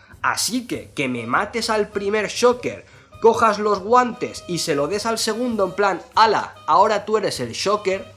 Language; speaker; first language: Spanish; native; Spanish